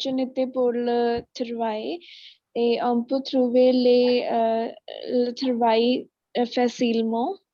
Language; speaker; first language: French; non-native, learner; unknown